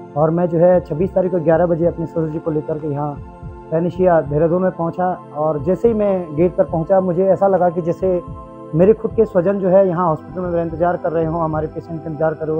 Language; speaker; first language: Hindi; non-native, local second language; Garhwali